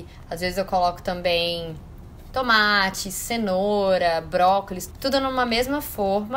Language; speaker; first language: Portuguese; native; Portuguese